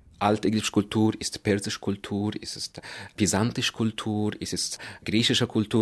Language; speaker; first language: German; non-native, fluent; Arabic